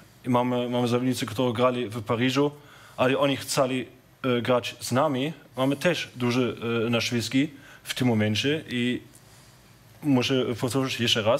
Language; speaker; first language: Polish; non-native, learner; German